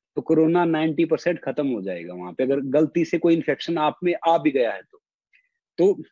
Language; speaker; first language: Hindi; native; Hindi